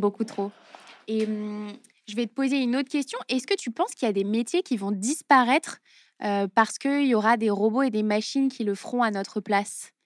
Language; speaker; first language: French; native; French